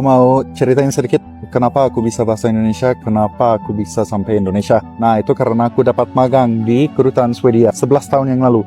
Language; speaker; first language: Indonesian; non-native, fluent; Swedish